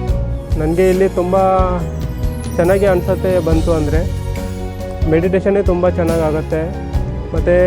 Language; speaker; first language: Kannada; non-native, local second language; Marathi